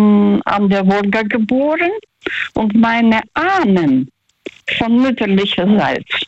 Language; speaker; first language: German; non-native, fluent; Russian